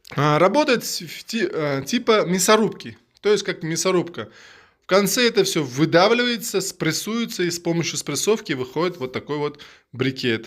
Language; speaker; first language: Russian; non-native, local second language; Uzbek